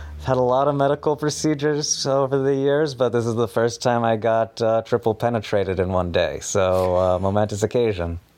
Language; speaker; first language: English; native; English